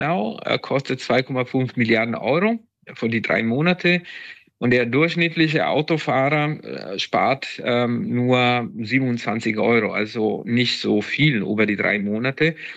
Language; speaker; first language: German; non-native, fluent; Italian